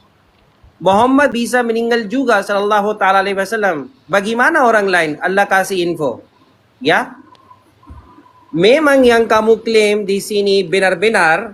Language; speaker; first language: Indonesian; non-native, learner; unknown